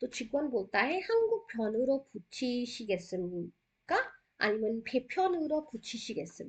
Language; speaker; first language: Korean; non-native, fluent; Hindi